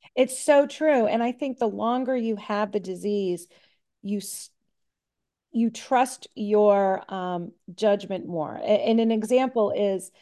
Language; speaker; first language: English; native; English